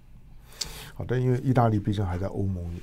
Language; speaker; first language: Chinese; native; Chinese